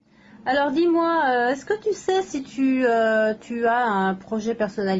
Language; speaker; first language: French; native; French